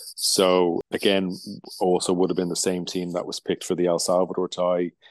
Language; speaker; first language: English; native; English